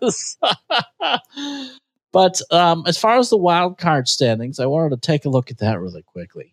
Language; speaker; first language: English; native; English